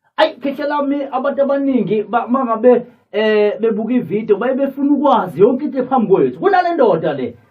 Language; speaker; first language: Zulu; native; Zulu